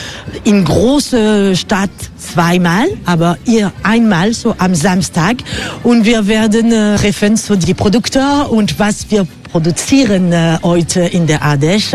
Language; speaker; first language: German; non-native, fluent; French